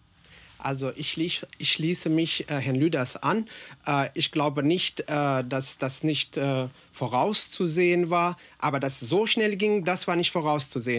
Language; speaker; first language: German; non-native, fluent; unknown